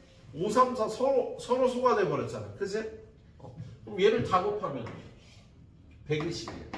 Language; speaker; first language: Korean; native; Korean